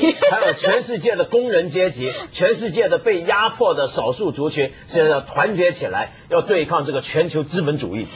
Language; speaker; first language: Chinese; non-native, local second language; Cantonese